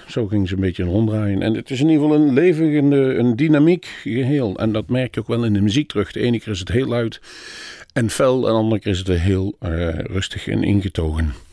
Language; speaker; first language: Dutch; native; Dutch